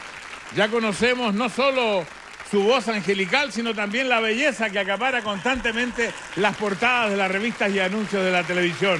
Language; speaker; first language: Spanish; native; Spanish